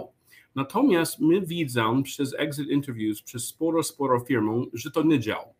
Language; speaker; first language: Polish; non-native, learner; English